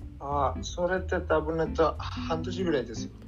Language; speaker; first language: Japanese; non-native, learner; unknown